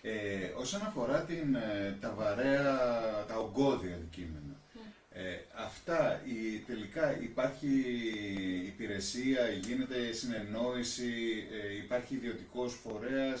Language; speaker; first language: Greek; native; Greek